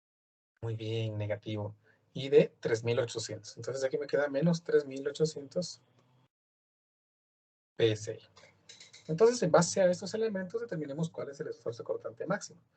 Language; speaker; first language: Spanish; native; Spanish